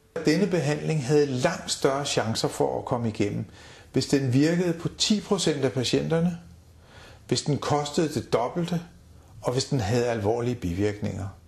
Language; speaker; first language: Danish; native; Danish